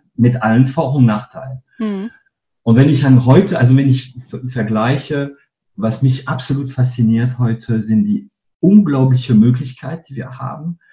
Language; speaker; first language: German; non-native, fluent; French